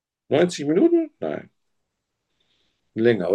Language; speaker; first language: German; native; German